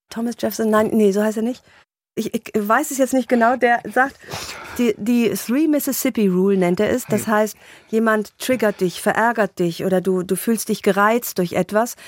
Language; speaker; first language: German; native; German